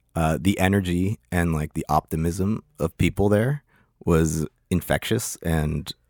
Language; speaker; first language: English; native; English